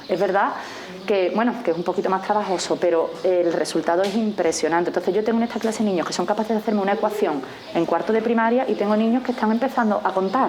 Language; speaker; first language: Spanish; native; Spanish